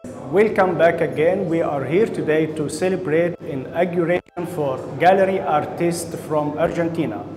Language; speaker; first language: English; non-native, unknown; Arabic